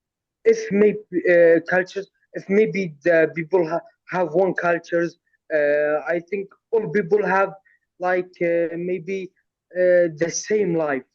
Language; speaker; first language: English; non-native, learner; Arabic